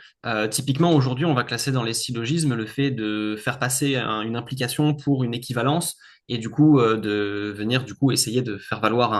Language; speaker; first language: French; native; French